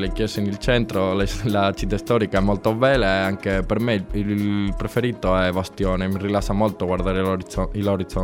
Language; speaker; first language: Italian; non-native, learner; Spanish